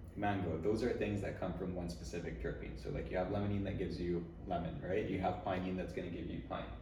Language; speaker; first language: English; early bilingual, other home language; Arabic